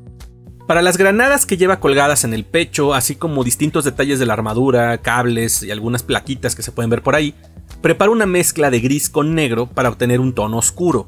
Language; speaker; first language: Spanish; native; Spanish